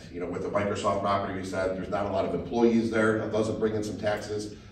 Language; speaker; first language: English; native; English